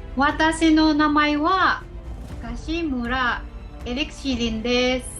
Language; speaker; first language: Japanese; non-native, local second language; Filipino